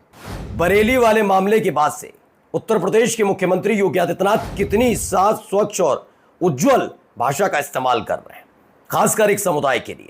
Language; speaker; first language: Hindi; native; Hindi